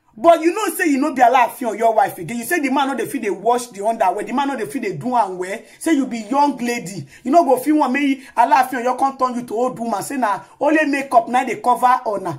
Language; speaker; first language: Nigerian Pidgin; non-native, local second language; Yoruba